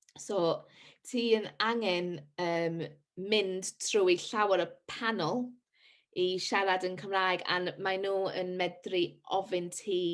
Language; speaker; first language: Welsh; non-native, local second language; English